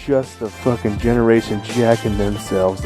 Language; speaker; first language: English; native; English